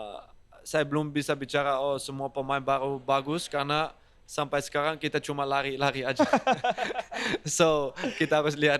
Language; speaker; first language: Indonesian; non-native, fluent; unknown